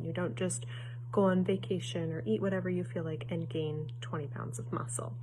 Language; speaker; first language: English; native; English